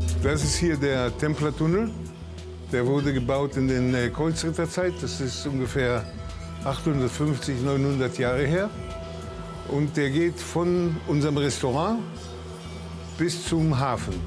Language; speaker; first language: German; early bilingual, heritage; German